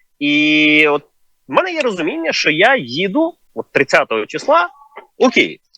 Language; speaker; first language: Ukrainian; native; Ukrainian